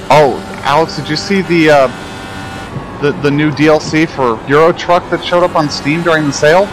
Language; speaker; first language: English; native; English